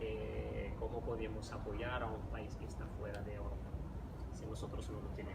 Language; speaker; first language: Spanish; non-native, fluent; Riffian